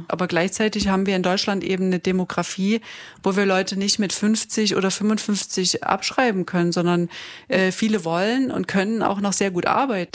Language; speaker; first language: German; native; German